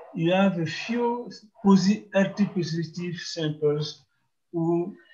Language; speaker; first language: English; non-native, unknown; French